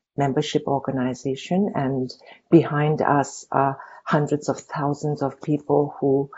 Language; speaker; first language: English; non-native, local second language; Tibetan